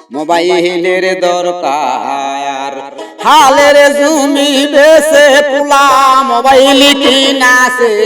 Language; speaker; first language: Bangla; native; Bangla